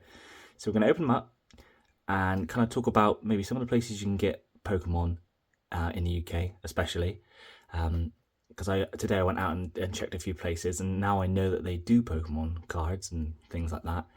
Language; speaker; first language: English; native; English